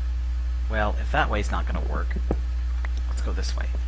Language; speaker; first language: English; native; English